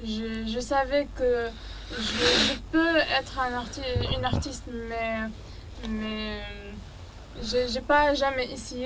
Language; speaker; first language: French; non-native, learner; Arabic